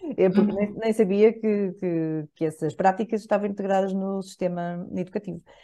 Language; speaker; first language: Portuguese; native; Portuguese